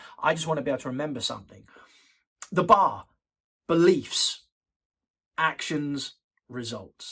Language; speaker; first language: English; native; English